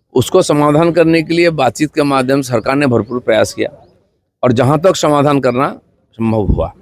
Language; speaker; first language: Hindi; non-native, local second language; Bangla